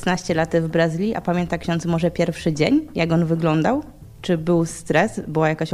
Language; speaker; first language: Polish; native; Polish